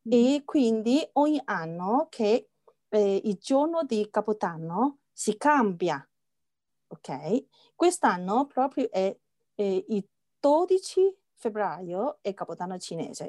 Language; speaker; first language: Italian; non-native, learner; Chinese